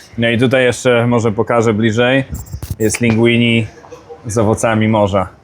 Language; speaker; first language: Polish; native; Polish